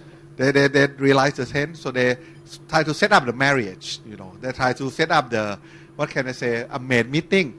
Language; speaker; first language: English; non-native, fluent; Thai